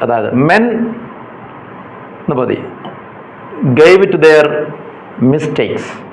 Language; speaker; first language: English; non-native, local second language; Malayalam